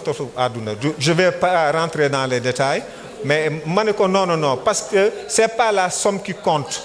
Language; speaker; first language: French; non-native, local second language; Wolof